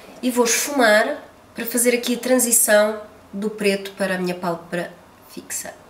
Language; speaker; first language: Portuguese; native; Portuguese